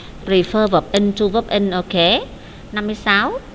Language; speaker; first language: English; non-native, fluent; Vietnamese